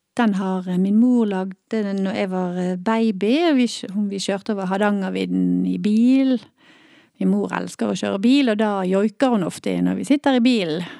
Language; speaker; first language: Norwegian; native; Norwegian